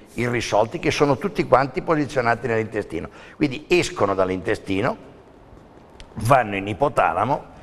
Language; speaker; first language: Italian; native; Italian